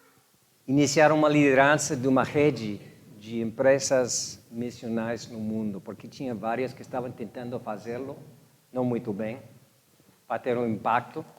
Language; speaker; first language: Portuguese; non-native, fluent; English